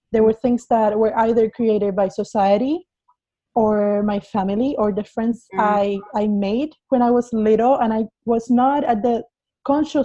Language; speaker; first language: English; non-native, fluent; Spanish